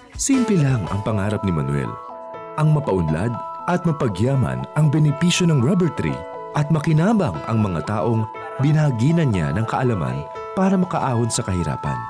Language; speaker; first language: Filipino; native; Filipino